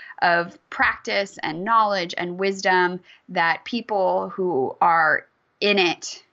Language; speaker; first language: English; native; English